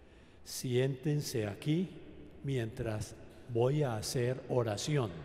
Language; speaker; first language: Spanish; native; Spanish